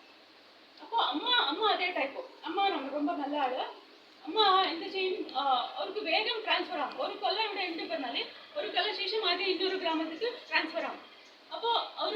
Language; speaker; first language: Malayalam; non-native, learner; Kannada